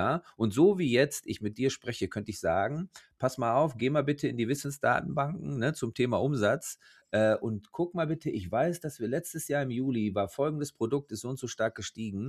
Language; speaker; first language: German; native; German